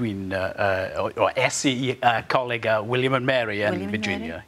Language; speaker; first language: Welsh; non-native, local second language; English